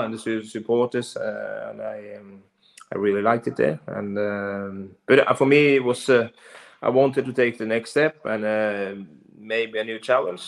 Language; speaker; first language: English; non-native, fluent; Norwegian